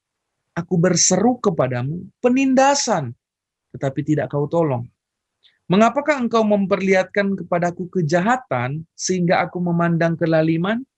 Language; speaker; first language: Indonesian; native; Indonesian